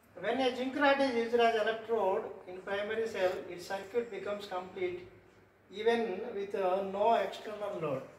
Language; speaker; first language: English; non-native, local second language; Telugu